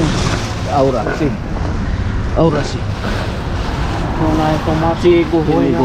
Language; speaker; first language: Spanish; non-native, learner; Filipino